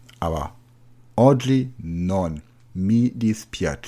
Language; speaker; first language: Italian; non-native, learner; German